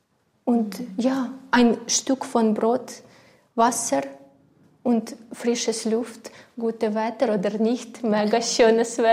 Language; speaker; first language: German; non-native, learner; Ukrainian